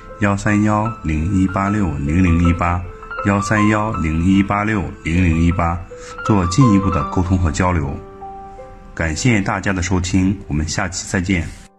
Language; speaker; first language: Chinese; native; Chinese